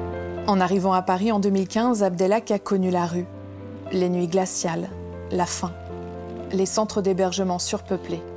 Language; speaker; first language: French; native; French